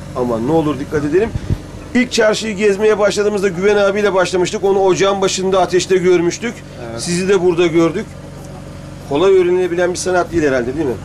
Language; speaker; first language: Turkish; native; Turkish